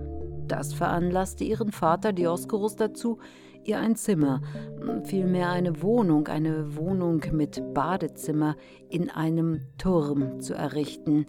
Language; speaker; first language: German; native; German